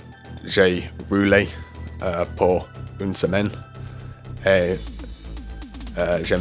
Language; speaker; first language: French; non-native, learner; English